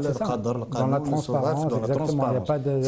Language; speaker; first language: French; non-native, local second language; Kabyle